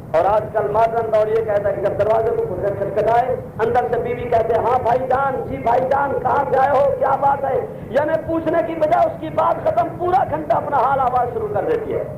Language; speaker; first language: Urdu; non-native, local second language; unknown